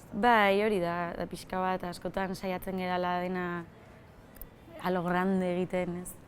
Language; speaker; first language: Basque; native; Basque